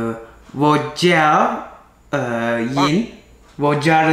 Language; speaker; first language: Chinese; non-native, learner; Turkish